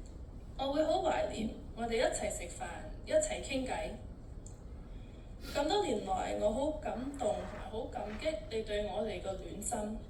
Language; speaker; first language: Cantonese; early bilingual, heritage; Cantonese